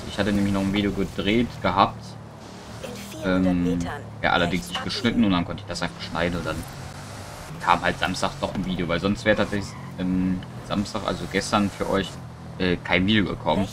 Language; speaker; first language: German; native; German